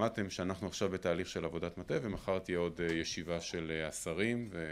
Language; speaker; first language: Hebrew; native; Hebrew